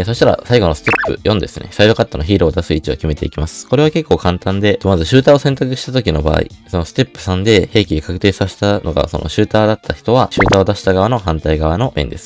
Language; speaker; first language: Japanese; native; Japanese